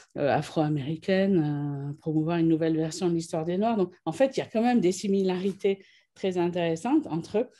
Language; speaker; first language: French; native; French